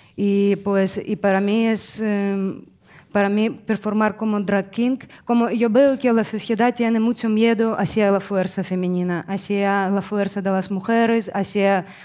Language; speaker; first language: Spanish; non-native, fluent; Russian